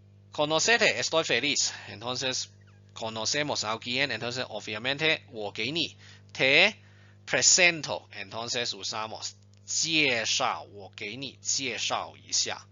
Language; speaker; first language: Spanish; non-native, fluent; Chinese